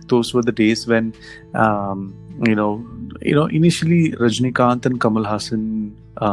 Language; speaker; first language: English; non-native, local second language; Tamil